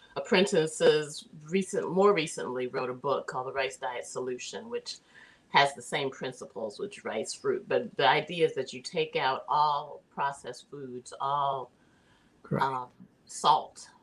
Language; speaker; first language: English; native; English